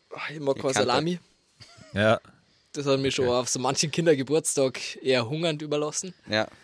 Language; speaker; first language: German; non-native, local second language; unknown